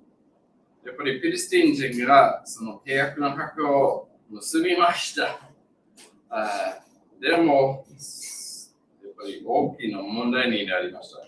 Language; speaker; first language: Japanese; non-native, fluent; English